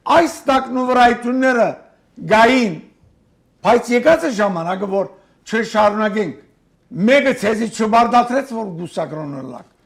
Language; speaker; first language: Armenian; early bilingual, heritage; Armenian